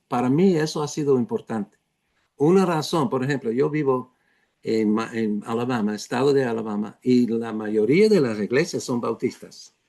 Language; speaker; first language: Spanish; non-native, fluent; English